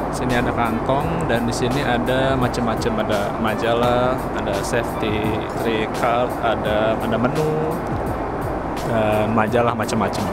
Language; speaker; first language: Indonesian; native; Indonesian